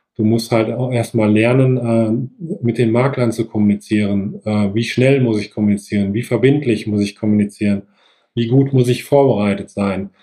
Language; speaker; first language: German; native; German